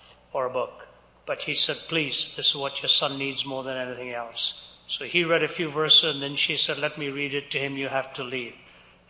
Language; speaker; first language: English; non-native, local second language; Hindi